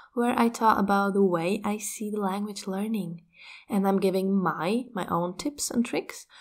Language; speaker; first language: English; non-native, fluent; Czech